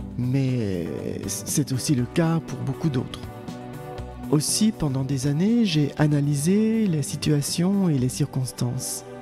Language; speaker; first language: French; native; French